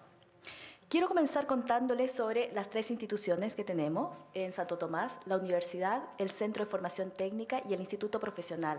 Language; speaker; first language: Spanish; native; Spanish